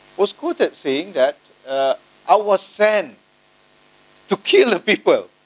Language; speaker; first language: English; non-native, local second language; Malay